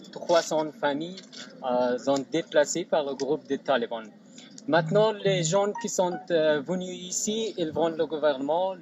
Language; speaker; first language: French; non-native, learner; Persian